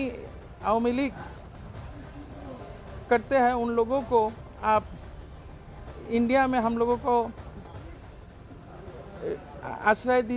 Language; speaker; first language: Hindi; non-native, fluent; Bangla